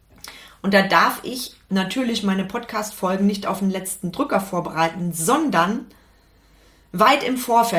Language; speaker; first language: German; native; German